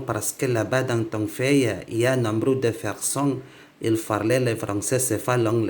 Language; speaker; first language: French; non-native, learner; Indonesian